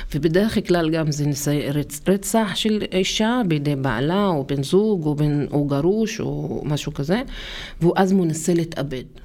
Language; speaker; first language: Hebrew; non-native, local second language; Arabic